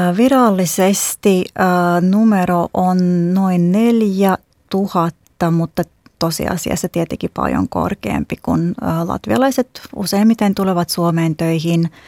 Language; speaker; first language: Finnish; non-native, fluent; Latvian